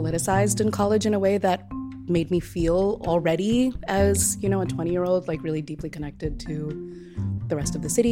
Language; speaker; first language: English; non-native, local second language; Telugu